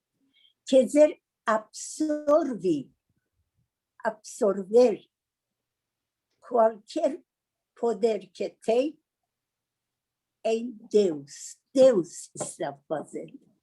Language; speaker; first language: Portuguese; non-native, learner; Persian